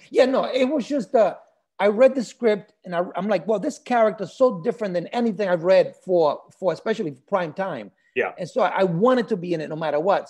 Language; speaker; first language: English; early bilingual, other home language; Spanish